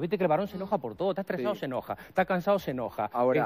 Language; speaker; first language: Spanish; native; Spanish